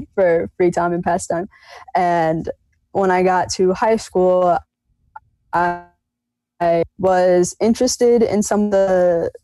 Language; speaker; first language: English; native; English